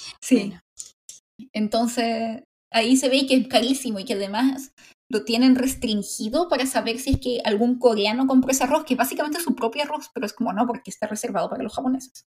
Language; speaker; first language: Spanish; native; Spanish